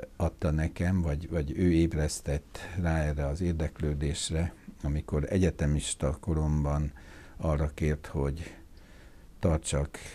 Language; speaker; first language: Hungarian; native; Hungarian